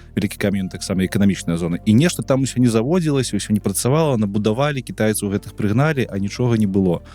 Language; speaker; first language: Belarusian; non-native, local second language; Russian